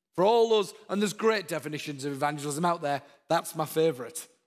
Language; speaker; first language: English; native; English